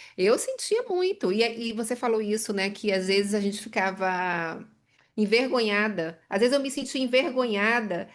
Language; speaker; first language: Portuguese; native; Portuguese